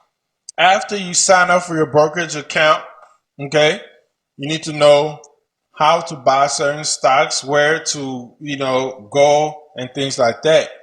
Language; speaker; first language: English; native; English